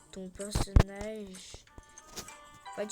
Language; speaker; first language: French; early bilingual, other home language; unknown